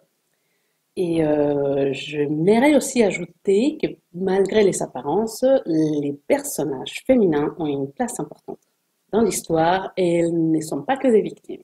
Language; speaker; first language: French; non-native, fluent; Spanish